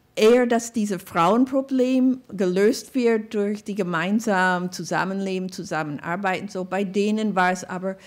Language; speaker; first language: German; non-native, fluent; English